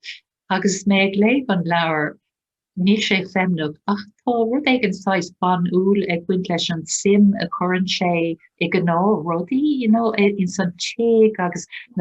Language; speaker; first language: Irish; non-native, local second language; English